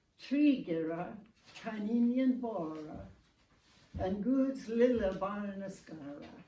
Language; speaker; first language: Swedish; non-native, learner; English